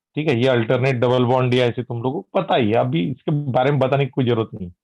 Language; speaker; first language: Hindi; non-native, local second language; Marathi